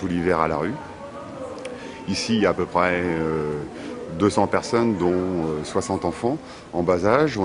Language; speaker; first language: French; native; French